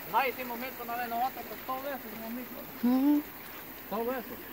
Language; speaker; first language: Spanish; native; Spanish